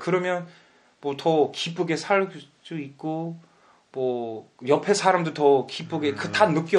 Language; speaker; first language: Korean; early bilingual, heritage; English